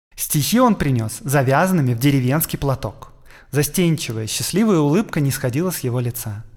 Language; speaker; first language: Russian; native; Russian